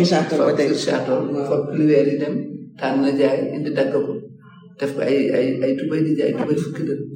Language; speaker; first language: Wolof; native; Wolof